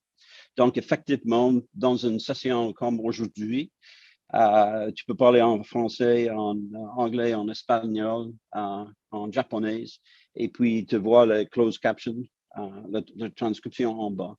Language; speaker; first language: French; non-native, local second language; English